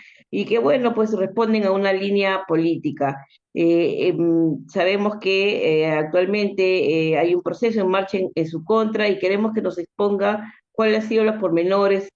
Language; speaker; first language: Spanish; native; Spanish